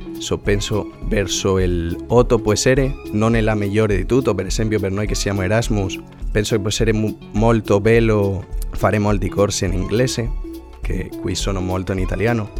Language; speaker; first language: Italian; non-native, learner; Spanish